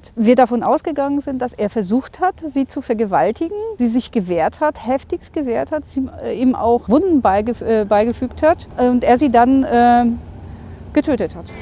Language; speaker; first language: German; native; German